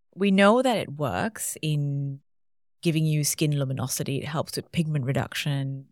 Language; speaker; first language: English; non-native, local second language; Tamil